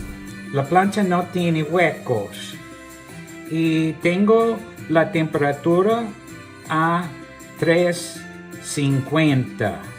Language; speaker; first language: Spanish; non-native, learner; English